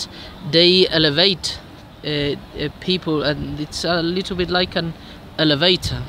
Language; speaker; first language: English; non-native, learner; Spanish